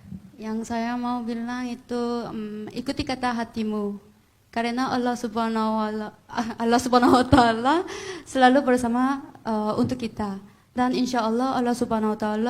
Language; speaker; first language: Indonesian; non-native, fluent; Korean